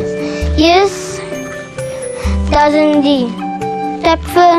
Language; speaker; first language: German; early bilingual, heritage; German